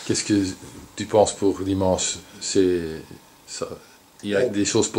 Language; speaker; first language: French; non-native, local second language; Dutch